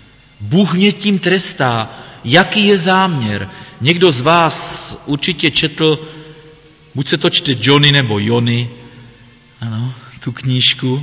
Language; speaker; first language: Czech; native; Czech